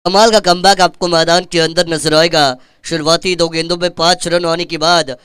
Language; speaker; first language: Hindi; non-native, local second language; Marathi